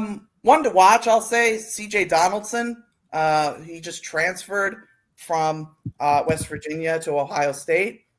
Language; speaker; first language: English; native; English